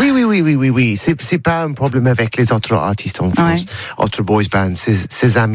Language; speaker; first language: French; non-native, learner; English